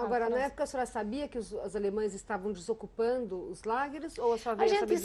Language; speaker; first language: Portuguese; native; Portuguese